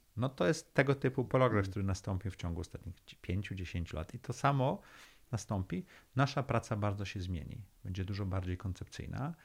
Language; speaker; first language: Polish; early bilingual, heritage; Polish